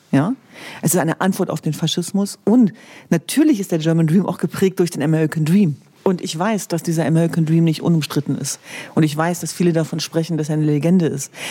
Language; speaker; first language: German; early bilingual, other home language; Kurdish